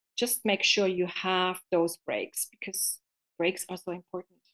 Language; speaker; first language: English; non-native, fluent; German